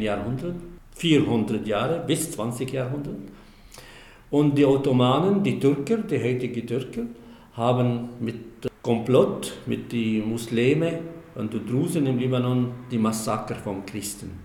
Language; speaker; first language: German; non-native, fluent; Arabic